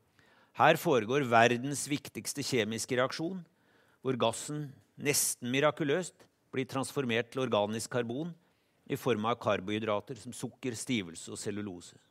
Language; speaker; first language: Norwegian; native; Norwegian